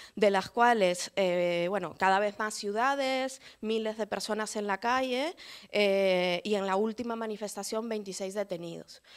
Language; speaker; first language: Spanish; native; Spanish